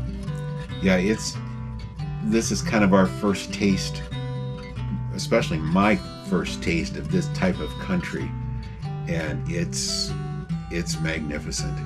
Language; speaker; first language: English; native; English